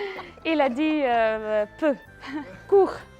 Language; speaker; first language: French; non-native, local second language; Ukrainian